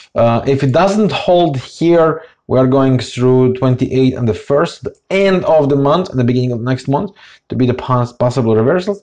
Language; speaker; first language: English; non-native, fluent; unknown